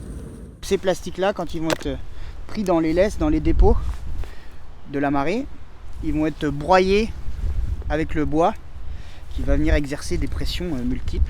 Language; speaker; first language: French; native; French